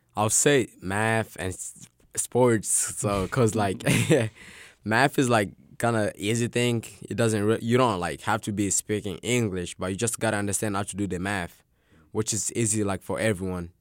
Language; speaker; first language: English; non-native, local second language; Swahili